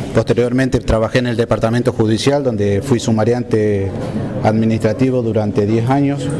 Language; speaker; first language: Spanish; native; Spanish